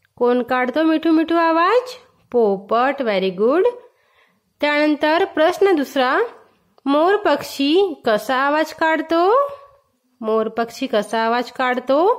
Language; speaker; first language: Marathi; non-native, local second language; Hindi